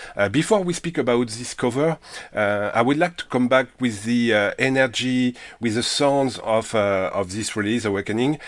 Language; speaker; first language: English; non-native, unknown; French